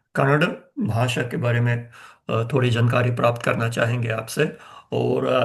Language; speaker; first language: Hindi; non-native, fluent; Ukrainian